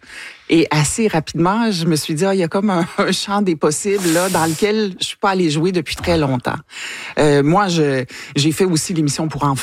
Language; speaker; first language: French; native; French